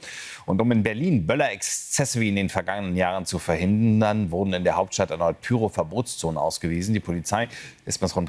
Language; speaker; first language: German; native; German